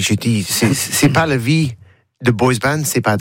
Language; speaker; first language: French; non-native, learner; English